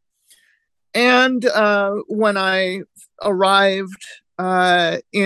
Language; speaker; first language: English; native; English